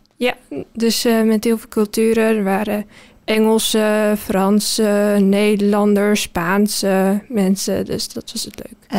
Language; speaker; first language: Dutch; early bilingual, heritage; Dutch